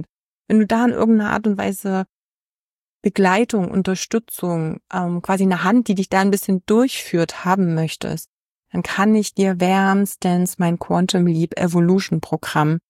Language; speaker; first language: German; native; German